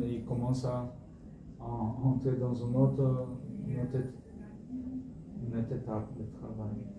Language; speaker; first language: French; non-native, fluent; Portuguese